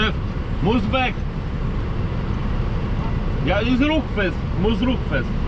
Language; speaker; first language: German; non-native, learner; Polish